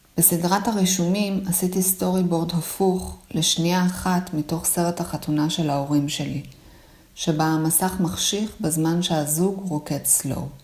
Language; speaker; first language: Hebrew; early bilingual, other home language; Persian